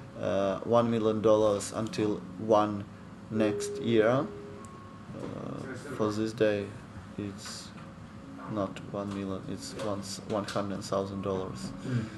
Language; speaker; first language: English; non-native, learner; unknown